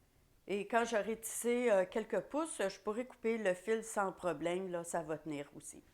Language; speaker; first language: French; native; French